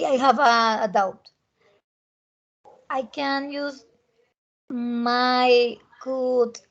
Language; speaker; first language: English; non-native, learner; Spanish